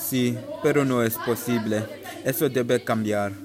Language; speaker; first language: Spanish; non-native, learner; German